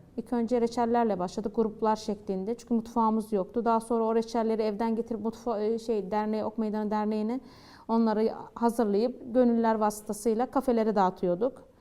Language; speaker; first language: Turkish; native; Turkish